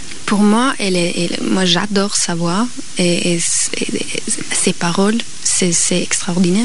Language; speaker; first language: French; non-native, local second language; German